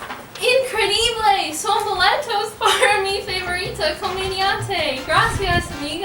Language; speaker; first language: Spanish; non-native, learner; English